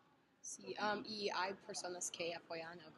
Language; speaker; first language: Spanish; non-native, learner; English